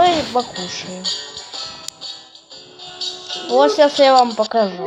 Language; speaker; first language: Russian; native; Russian